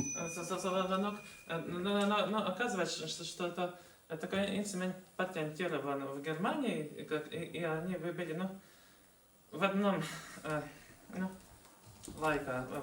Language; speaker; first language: Russian; non-native, local second language; Latvian